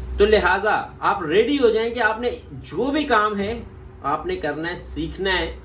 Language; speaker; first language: Urdu; non-native, local second language; Punjabi